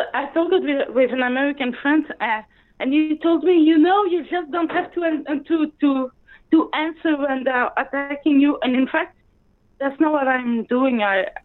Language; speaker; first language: English; non-native, fluent; French